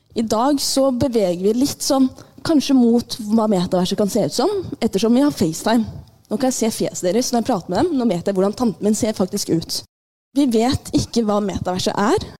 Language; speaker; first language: Norwegian; early bilingual, other home language; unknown